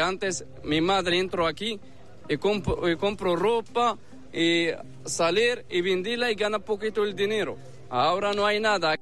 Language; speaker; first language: Spanish; non-native, learner; Arabic